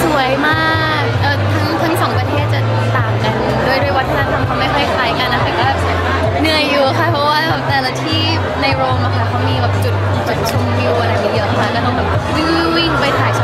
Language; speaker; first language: Thai; native; Thai